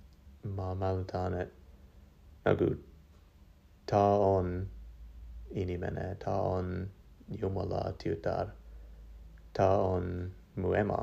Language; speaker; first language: Estonian; non-native, learner; English